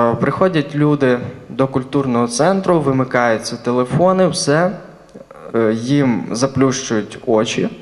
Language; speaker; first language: Ukrainian; non-native, local second language; Russian